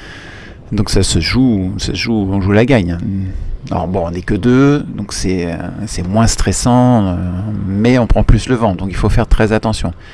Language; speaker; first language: French; native; French